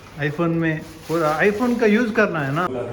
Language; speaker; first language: Hindi; non-native, local second language; Tulu